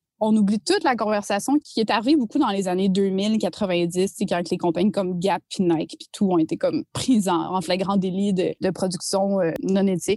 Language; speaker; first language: French; native; French